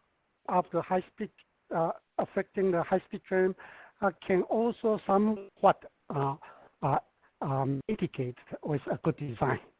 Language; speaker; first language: English; non-native, fluent; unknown